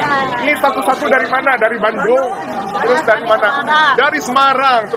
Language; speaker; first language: Indonesian; native; Indonesian